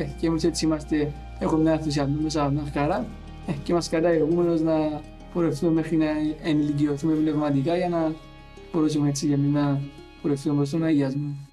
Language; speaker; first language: Greek; non-native, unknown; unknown